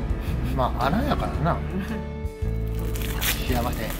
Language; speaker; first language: Japanese; native; Japanese